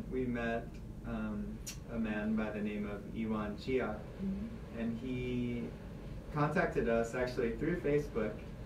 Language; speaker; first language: English; native; English